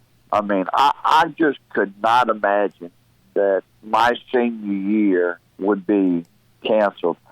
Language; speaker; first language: English; native; English